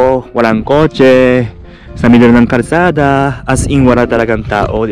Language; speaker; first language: Filipino; non-native, fluent; Japanese